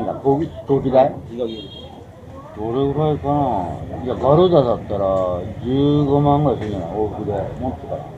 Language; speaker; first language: Japanese; native; Japanese